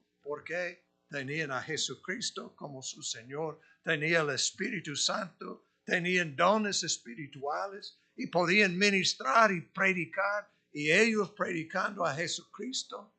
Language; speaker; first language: Spanish; non-native, fluent; English